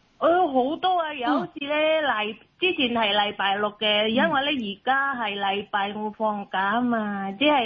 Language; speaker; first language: Cantonese; non-native, learner; Indonesian